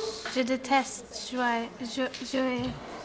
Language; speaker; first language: French; non-native, learner; English